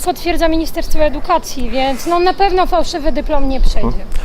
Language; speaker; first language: Polish; native; Polish